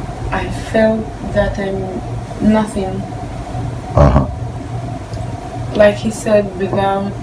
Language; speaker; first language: English; non-native, learner; Hebrew